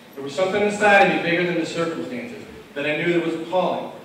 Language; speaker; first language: English; native; English